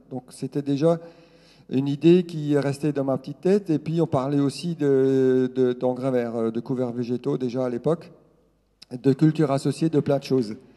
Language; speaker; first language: French; non-native, local second language; Swiss German